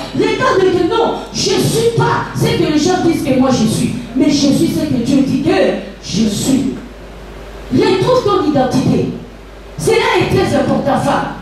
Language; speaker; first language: French; non-native, local second language; Lingala